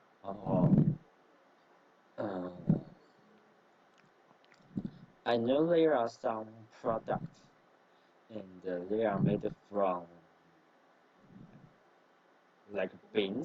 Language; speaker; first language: English; non-native, learner; Chinese